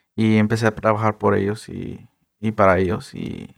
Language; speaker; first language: Spanish; early bilingual, heritage; Spanish